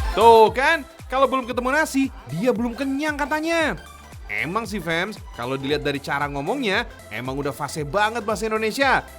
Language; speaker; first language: Indonesian; native; Indonesian